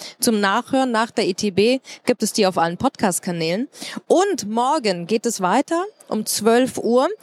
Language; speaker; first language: German; native; German